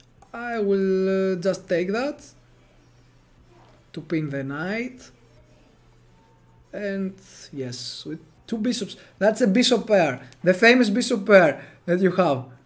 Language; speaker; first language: English; non-native, fluent; Greek